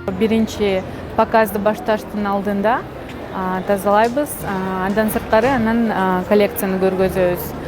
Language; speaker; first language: Kyrgyz; native; Kyrgyz